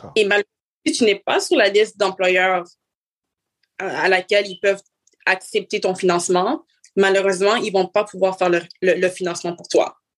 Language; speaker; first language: French; native; French